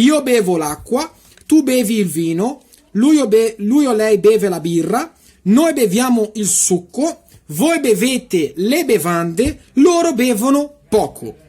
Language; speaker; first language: Italian; non-native, fluent; Portuguese